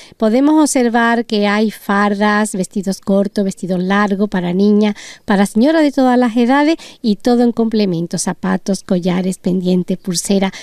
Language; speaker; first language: Spanish; native; Spanish